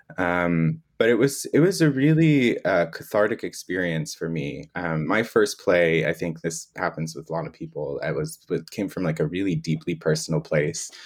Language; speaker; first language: English; native; English